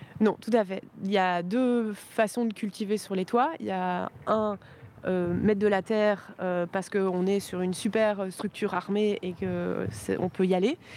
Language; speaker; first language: French; native; French